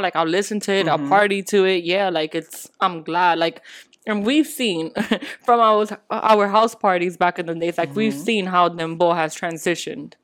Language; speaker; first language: English; early bilingual, other home language; Spanish